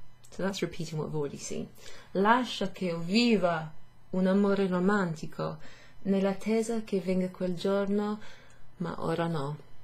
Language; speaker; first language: Italian; non-native, fluent; English